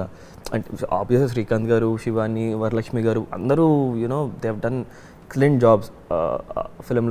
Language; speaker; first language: Telugu; native; Telugu